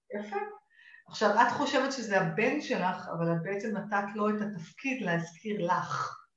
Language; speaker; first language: Hebrew; native; Hebrew